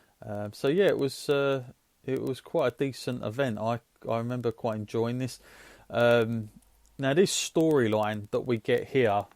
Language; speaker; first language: English; native; English